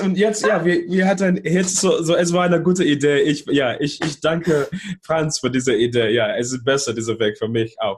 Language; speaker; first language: German; non-native, learner; English